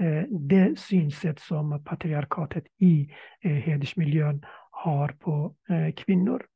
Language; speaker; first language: Swedish; non-native, fluent; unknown